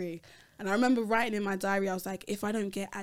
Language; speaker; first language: English; native; English